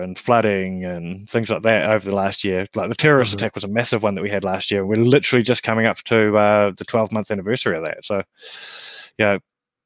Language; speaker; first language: English; native; English